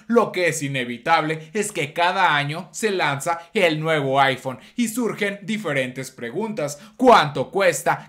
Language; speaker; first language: Spanish; native; Spanish